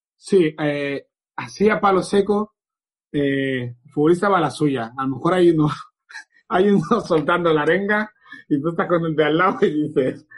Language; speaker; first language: Spanish; native; Spanish